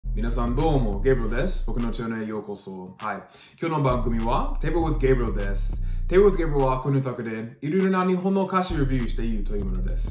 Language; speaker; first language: Japanese; non-native, learner; English